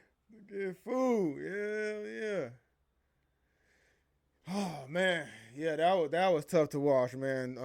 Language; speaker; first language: English; native; English